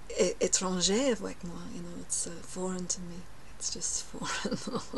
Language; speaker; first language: French; non-native, learner; English